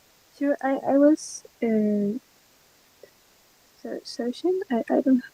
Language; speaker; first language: English; non-native, learner; Spanish